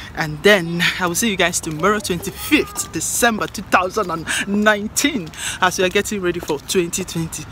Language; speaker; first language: English; non-native, local second language; Igbo